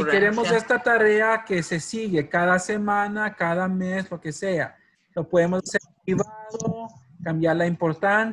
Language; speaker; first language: Spanish; early bilingual, heritage; Spanish